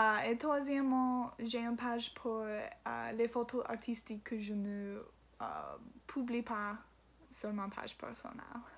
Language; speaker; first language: French; non-native, learner; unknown